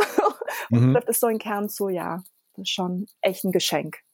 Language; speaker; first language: German; early bilingual, other home language; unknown